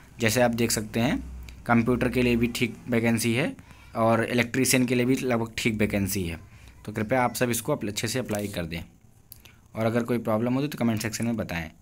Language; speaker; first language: Hindi; native; Hindi